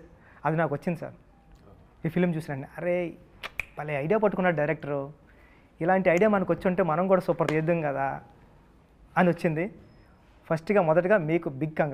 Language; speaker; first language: Telugu; native; Telugu